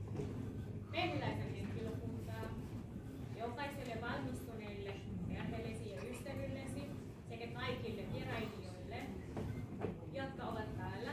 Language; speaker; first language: Finnish; non-native, learner; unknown